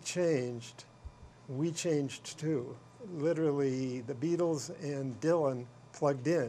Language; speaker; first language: English; native; English